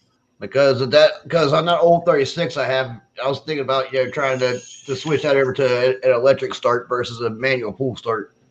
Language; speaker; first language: English; native; English